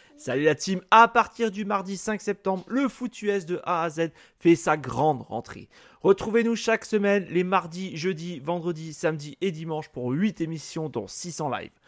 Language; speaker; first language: French; native; French